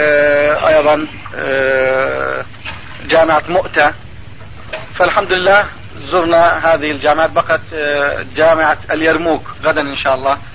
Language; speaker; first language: Arabic; non-native, fluent; Turkish